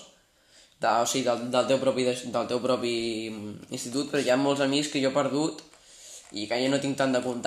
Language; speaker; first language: Catalan; non-native, local second language; Spanish